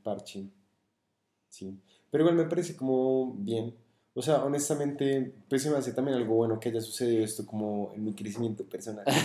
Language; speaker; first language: Spanish; native; Spanish